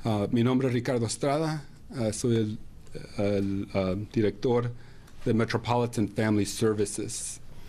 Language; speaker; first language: Spanish; early bilingual, heritage; Spanish